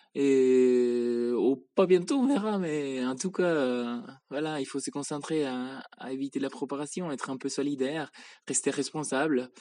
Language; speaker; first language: French; non-native, fluent; Spanish